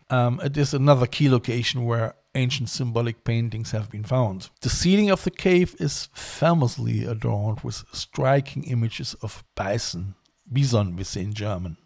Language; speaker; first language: English; non-native, fluent; German